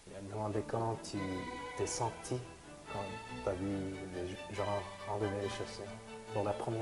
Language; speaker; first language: French; non-native, fluent; Korean